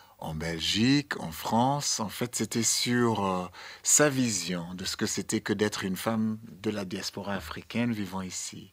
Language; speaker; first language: French; non-native, fluent; English